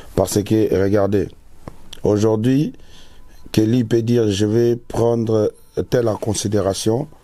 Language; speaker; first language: French; non-native, local second language; Lingala